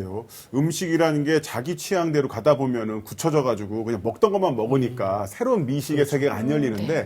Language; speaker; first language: Korean; native; Korean